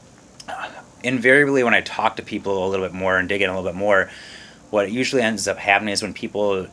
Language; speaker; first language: English; native; English